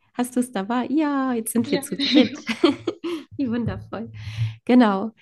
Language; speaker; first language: German; early bilingual, other home language; Polish